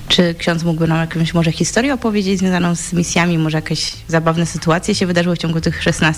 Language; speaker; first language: Polish; native; Polish